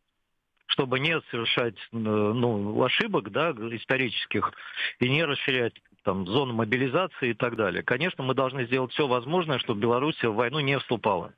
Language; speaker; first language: Russian; native; Russian